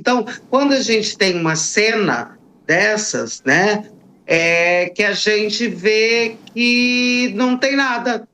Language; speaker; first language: Portuguese; native; Portuguese